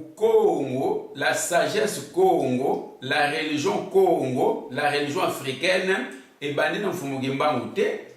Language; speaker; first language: Lingala; non-native, local second language; Kongo